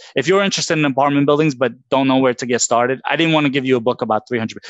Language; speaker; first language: English; native; English